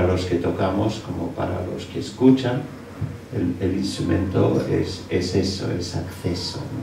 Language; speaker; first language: Spanish; non-native, fluent; English